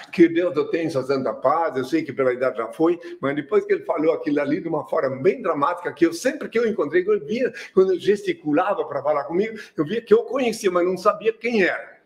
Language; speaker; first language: Portuguese; non-native, fluent; French